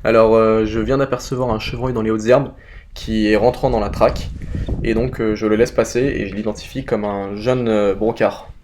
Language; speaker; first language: French; native; French